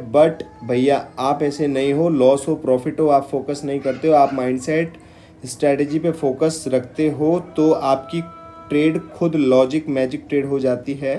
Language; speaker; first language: Hindi; native; Hindi